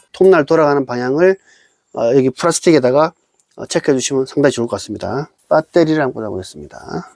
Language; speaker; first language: Korean; native; Korean